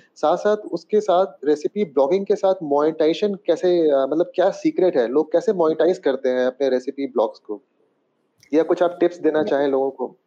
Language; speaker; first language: Hindi; native; Hindi